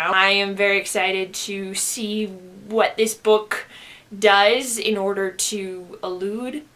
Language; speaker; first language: English; native; English